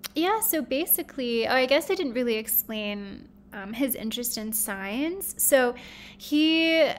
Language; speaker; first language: English; native; English